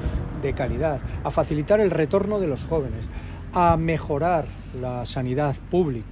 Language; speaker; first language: Spanish; native; Spanish